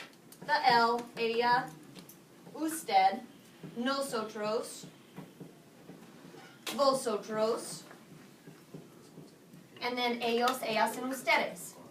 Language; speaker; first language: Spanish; non-native, fluent; English